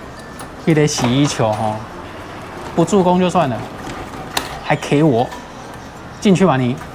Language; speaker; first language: Chinese; native; Chinese